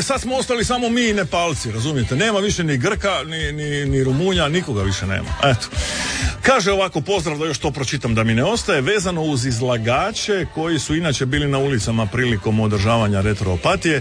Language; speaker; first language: Serbian; native; Serbian